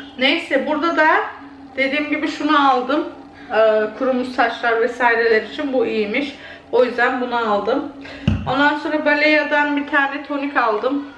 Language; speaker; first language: Turkish; early bilingual, heritage; Turkish